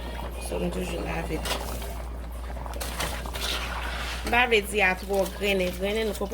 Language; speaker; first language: French; non-native, learner; Haitian Creole